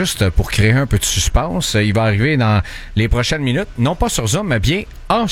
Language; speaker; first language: French; native; French